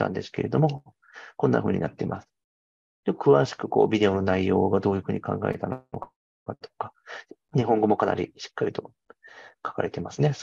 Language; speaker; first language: Japanese; native; Japanese